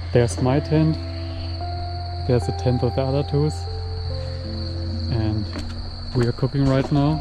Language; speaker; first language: English; non-native, fluent; German